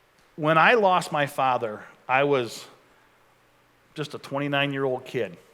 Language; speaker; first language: English; native; English